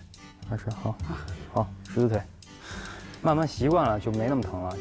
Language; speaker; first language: Chinese; native; Chinese